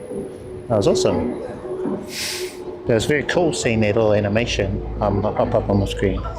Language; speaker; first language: English; native; English